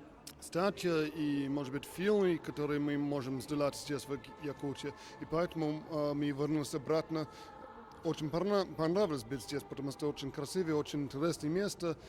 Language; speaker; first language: Russian; non-native, learner; English